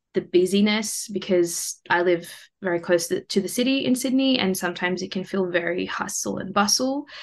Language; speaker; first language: English; early bilingual, other home language; Morisyen